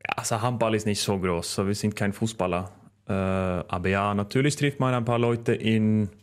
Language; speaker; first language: German; non-native, fluent; Norwegian